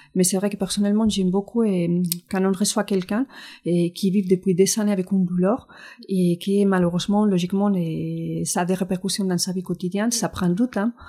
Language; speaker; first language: French; non-native, fluent; Spanish